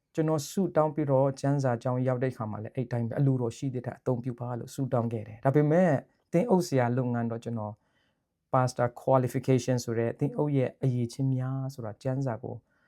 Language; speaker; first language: Burmese; non-native, local second language; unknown